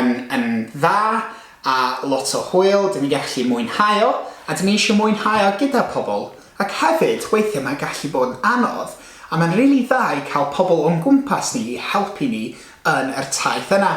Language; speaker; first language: Welsh; non-native, local second language; English